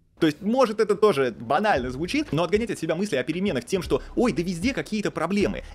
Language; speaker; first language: Russian; native; Russian